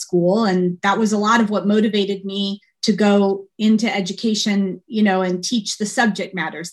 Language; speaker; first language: English; native; English